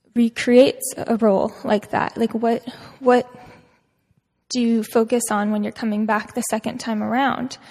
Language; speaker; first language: English; native; English